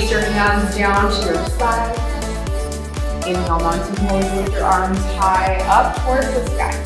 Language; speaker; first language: English; native; English